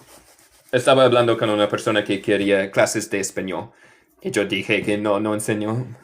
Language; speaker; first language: Spanish; non-native, fluent; English